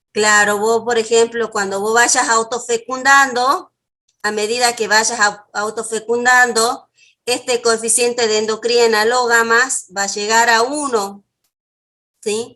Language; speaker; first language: Spanish; native; Spanish